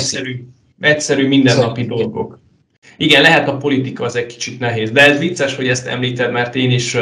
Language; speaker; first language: Hungarian; non-native, fluent; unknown